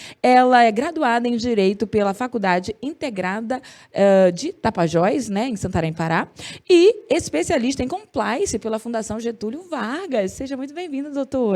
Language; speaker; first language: Portuguese; native; Portuguese